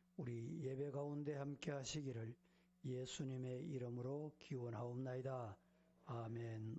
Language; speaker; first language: Korean; native; Korean